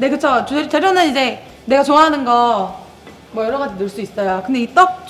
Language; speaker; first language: Korean; native; Korean